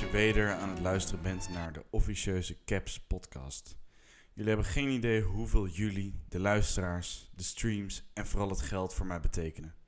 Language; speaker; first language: English; non-native, fluent; Dutch